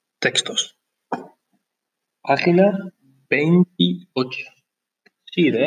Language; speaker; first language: Spanish; non-native, learner; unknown